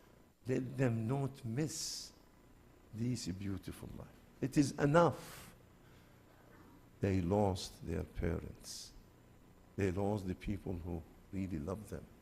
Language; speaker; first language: English; non-native, fluent; Arabic